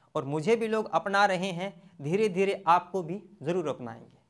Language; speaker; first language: Hindi; native; Hindi